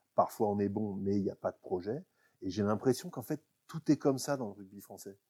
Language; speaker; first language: French; native; French